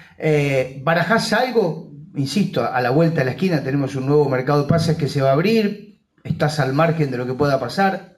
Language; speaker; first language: Spanish; native; Spanish